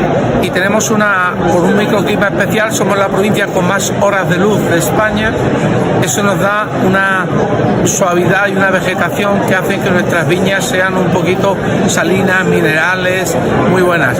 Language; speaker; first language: Spanish; native; Spanish